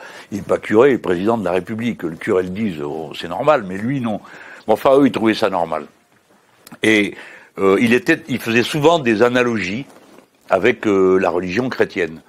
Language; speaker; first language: French; native; French